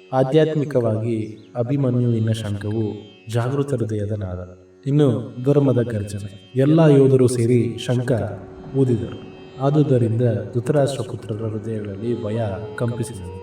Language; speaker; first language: Kannada; native; Kannada